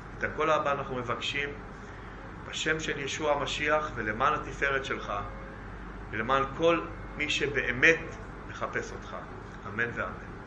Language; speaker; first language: Hebrew; native; Hebrew